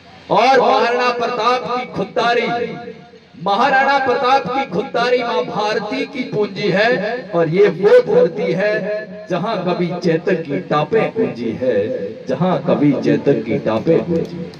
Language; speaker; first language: Hindi; native; Hindi